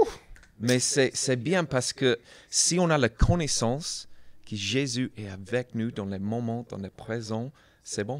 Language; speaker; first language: French; non-native, learner; English